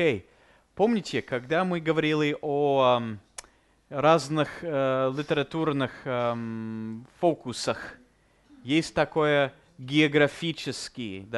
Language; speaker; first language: Russian; non-native, fluent; English